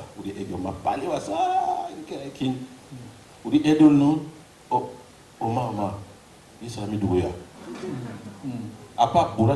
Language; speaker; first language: Korean; non-native, learner; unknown